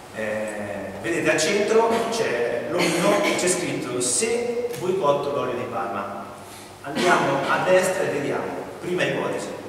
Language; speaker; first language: Italian; native; Italian